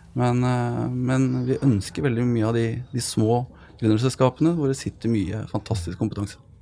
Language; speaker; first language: Norwegian; native; Norwegian